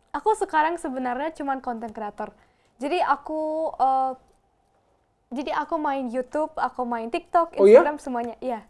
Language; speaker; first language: Indonesian; non-native, fluent; German